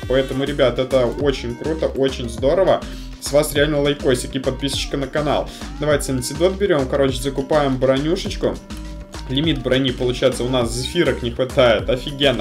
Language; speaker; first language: Russian; native; Russian